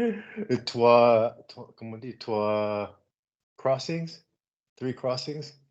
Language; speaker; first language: French; non-native, learner; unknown